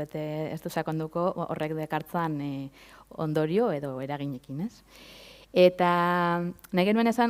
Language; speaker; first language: Basque; native; Basque